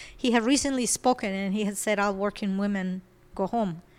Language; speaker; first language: English; non-native, fluent; Spanish